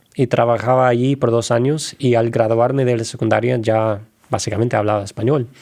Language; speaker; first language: Spanish; non-native, fluent; English